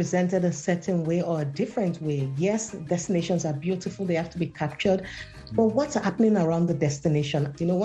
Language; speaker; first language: English; non-native, local second language; Yoruba